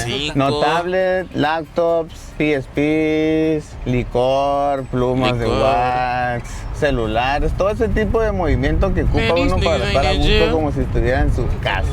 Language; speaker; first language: Spanish; native; Spanish